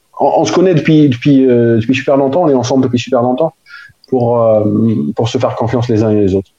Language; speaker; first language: French; non-native, local second language; Arabic